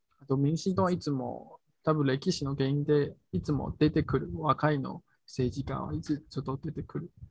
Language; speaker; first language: Japanese; non-native, learner; Chinese